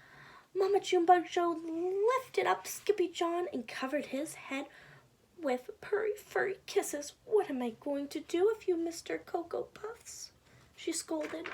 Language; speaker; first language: English; native; English